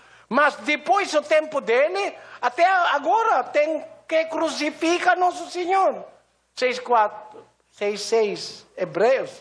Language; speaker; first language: Portuguese; non-native, learner; Filipino